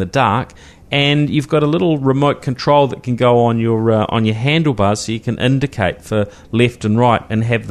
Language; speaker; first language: English; native; English